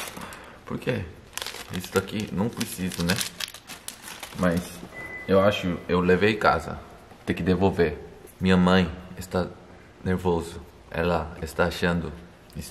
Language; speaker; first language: Portuguese; non-native, learner; Korean